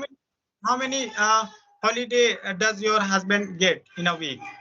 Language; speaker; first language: English; non-native, local second language; Hindi